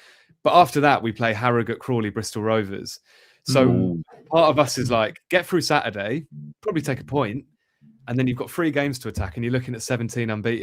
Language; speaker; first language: English; native; English